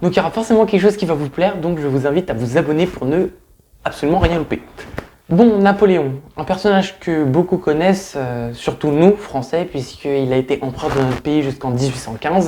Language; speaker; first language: French; native; French